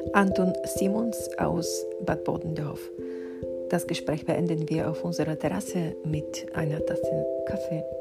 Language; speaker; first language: German; non-native, fluent; Bulgarian